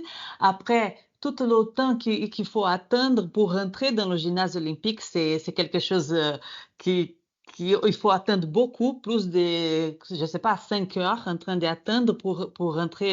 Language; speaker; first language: French; non-native, fluent; Portuguese